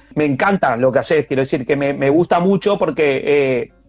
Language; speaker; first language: Spanish; native; Spanish